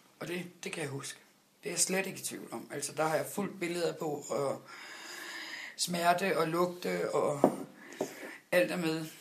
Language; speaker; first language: Danish; native; Danish